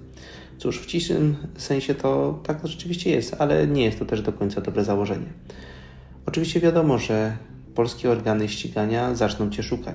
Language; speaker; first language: Polish; native; Polish